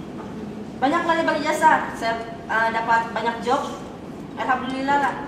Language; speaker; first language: Malay; native; Malay